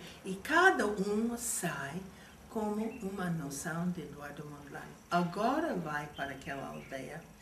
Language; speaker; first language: Portuguese; non-native, fluent; English